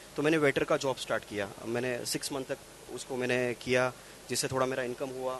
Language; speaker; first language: Hindi; non-native, local second language; Gujarati